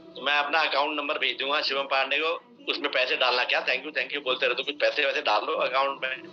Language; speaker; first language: Hindi; native; Hindi